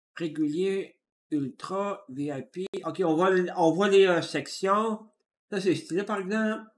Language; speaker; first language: French; native; French